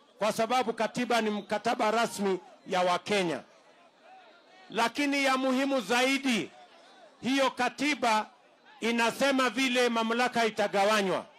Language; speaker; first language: Swahili; non-native, local second language; Kalenjin